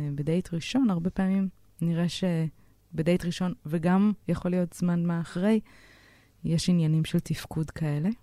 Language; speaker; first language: Hebrew; native; Hebrew